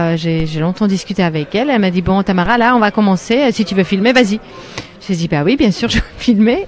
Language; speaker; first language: French; non-native, fluent; Armenian